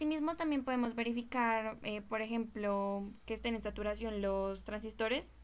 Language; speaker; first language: Spanish; native; Spanish